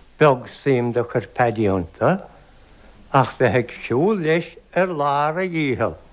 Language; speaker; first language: Irish; native; Irish